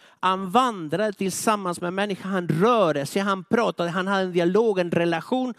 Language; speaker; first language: Swedish; non-native, fluent; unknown